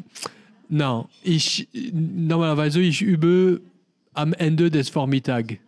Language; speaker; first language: German; non-native, learner; French